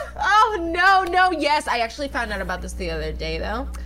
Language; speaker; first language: English; early bilingual, other home language; Spanish